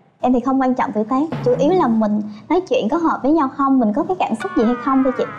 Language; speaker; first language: Vietnamese; native; Vietnamese